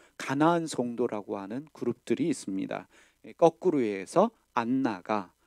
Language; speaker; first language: Korean; native; Korean